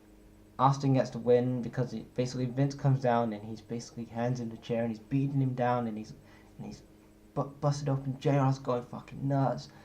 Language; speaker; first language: English; native; English